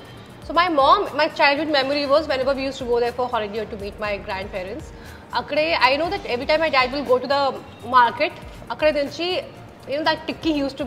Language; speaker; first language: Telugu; non-native, learner; Hindi